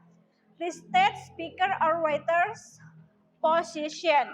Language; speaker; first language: English; non-native, learner; Indonesian